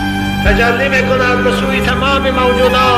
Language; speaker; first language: Persian; native; Persian